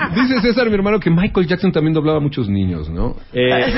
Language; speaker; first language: Spanish; native; Spanish